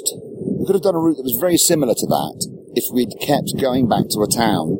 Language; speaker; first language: English; native; English